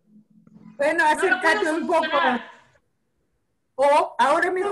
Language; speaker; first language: Spanish; non-native, fluent; Russian